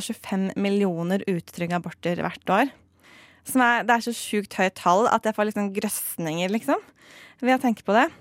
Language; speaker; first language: Norwegian; native; Norwegian